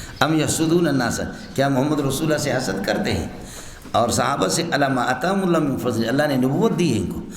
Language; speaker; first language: Urdu; non-native, local second language; Brahui